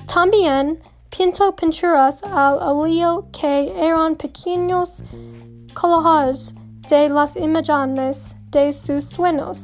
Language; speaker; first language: Spanish; non-native, learner; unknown